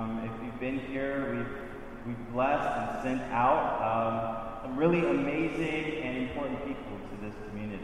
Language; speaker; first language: English; native; English